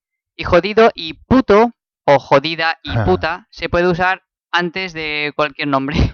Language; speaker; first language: Spanish; native; Spanish